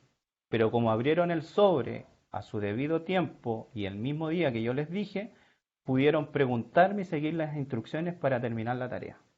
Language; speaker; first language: Spanish; native; Spanish